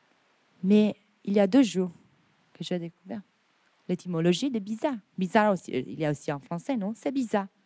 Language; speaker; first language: French; non-native, fluent; Italian